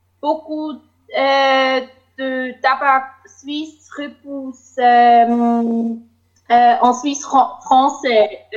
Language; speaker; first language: French; non-native, local second language; German